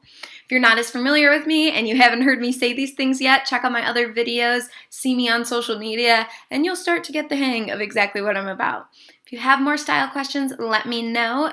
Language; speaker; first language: English; native; English